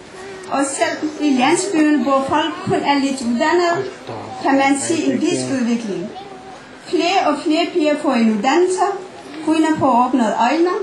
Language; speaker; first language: Danish; non-native, fluent; Nepali